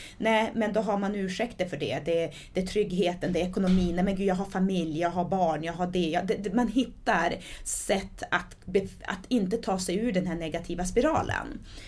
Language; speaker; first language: Swedish; early bilingual, other home language; Portuguese